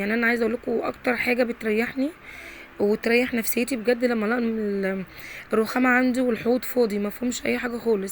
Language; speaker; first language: Arabic; native; Arabic